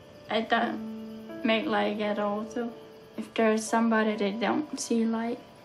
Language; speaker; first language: English; early bilingual, other home language; Pennsylvania German